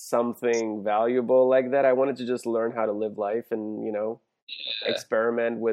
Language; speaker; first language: English; non-native, local second language; Hindi